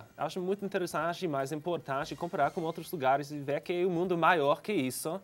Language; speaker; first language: Portuguese; non-native, fluent; English